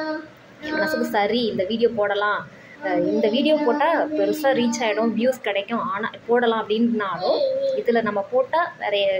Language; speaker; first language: Tamil; native; Tamil